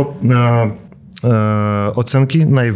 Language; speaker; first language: Polish; non-native, fluent; Russian